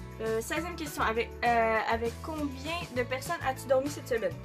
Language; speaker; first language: French; native; French